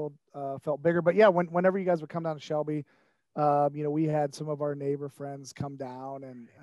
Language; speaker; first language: English; native; English